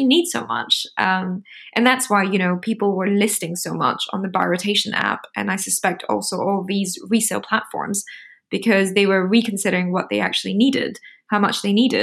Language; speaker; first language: English; native; English